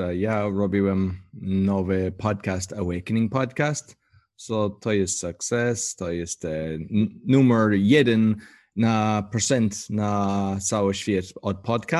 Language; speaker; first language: Polish; non-native, learner; English